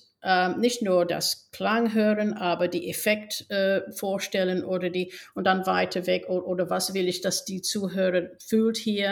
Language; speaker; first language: German; non-native, fluent; English